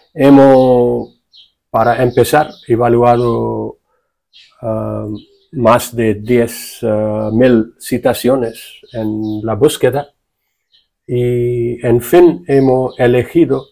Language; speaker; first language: Spanish; non-native, fluent; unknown